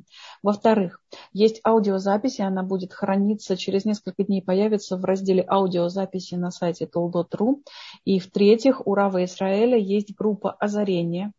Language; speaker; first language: Russian; native; Russian